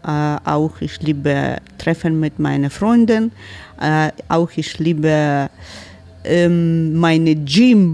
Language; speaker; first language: German; non-native, learner; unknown